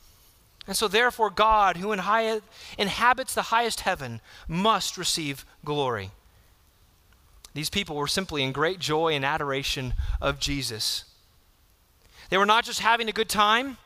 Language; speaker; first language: English; native; English